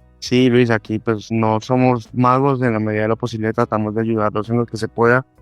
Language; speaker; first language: Spanish; native; Spanish